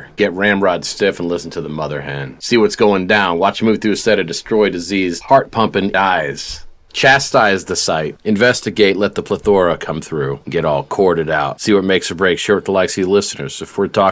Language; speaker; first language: English; native; English